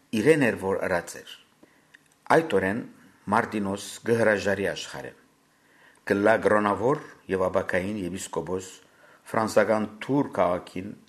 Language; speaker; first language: Armenian; native; Armenian